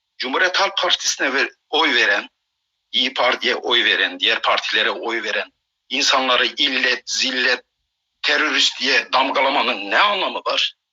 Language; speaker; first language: Turkish; non-native, local second language; Kurdish